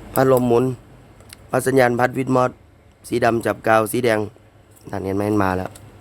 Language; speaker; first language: Thai; native; Thai